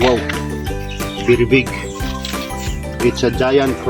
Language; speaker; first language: English; non-native, local second language; Filipino